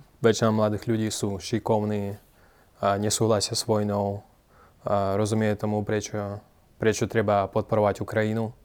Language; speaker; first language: Slovak; non-native, fluent; Russian